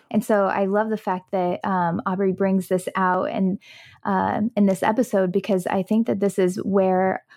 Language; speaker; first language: English; native; English